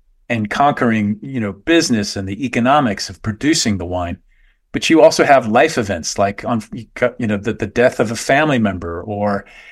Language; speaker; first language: English; native; English